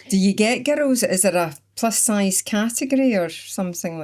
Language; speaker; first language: English; native; English